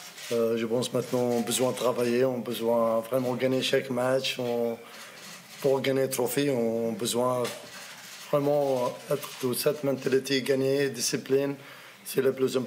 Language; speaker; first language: French; non-native, learner; Arabic